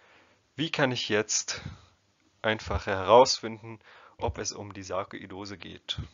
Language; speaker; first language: German; non-native, fluent; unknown